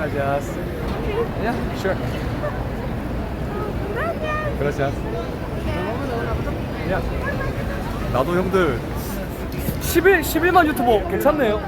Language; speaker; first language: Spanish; non-native, learner; Korean